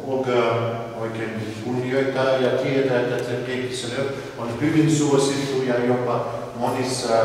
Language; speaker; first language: Finnish; non-native, learner; Russian